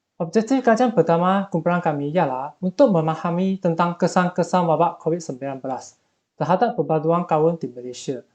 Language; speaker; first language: Malay; non-native, local second language; Chinese